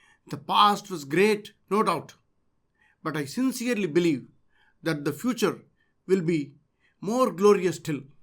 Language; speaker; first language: English; non-native, local second language; Telugu